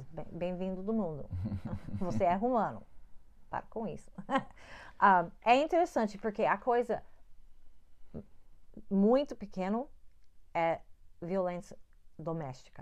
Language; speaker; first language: Portuguese; non-native, fluent; English